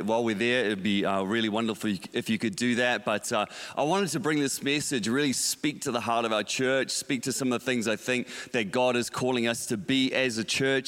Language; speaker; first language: English; native; English